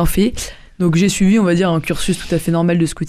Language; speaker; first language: French; native; French